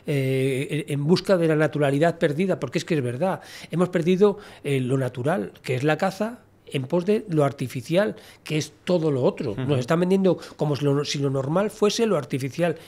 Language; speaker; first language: Spanish; native; Spanish